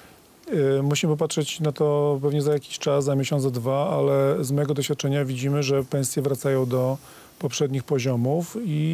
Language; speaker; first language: Polish; native; Polish